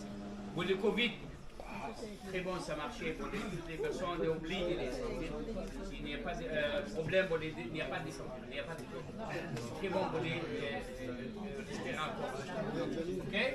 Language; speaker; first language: French; non-native, learner; Arabic